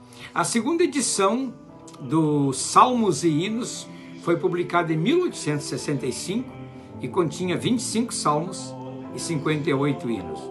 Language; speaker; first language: Portuguese; native; Portuguese